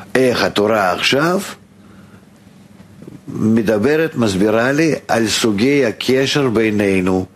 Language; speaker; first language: Hebrew; non-native, fluent; Russian